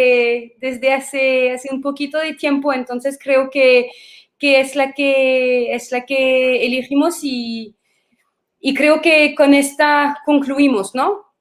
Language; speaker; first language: Spanish; non-native, fluent; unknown